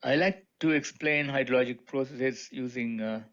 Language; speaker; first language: English; non-native, local second language; Sinhala